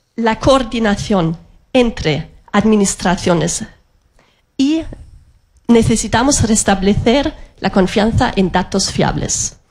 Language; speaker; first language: Spanish; non-native, fluent; German